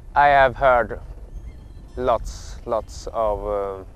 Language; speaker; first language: English; early bilingual, other home language; Swedish